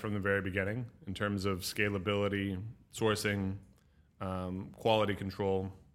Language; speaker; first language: English; native; English